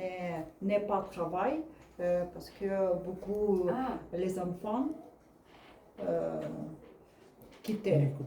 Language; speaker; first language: French; non-native, learner; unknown